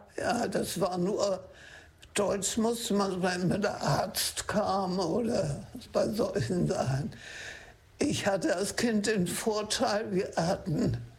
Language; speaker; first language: German; non-native, local second language; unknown